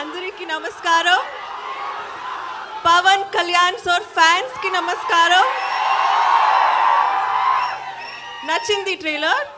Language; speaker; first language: Telugu; non-native, learner; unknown